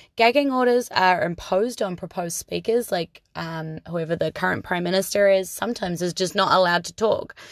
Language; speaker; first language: English; native; English